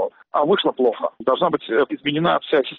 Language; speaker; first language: Russian; native; Russian